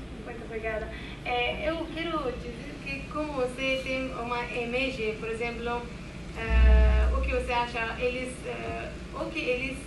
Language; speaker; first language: Portuguese; non-native, learner; Persian